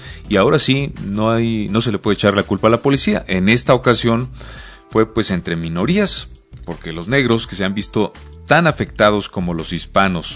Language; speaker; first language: Spanish; native; Spanish